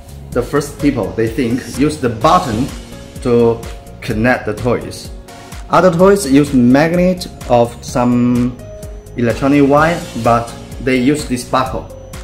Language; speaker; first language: English; non-native, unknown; Chinese